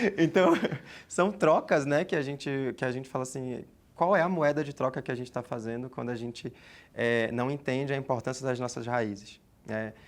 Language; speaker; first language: Portuguese; native; Portuguese